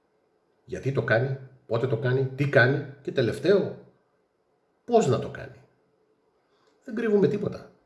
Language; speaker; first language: Greek; native; Greek